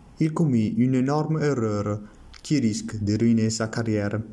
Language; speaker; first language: French; non-native, learner; Italian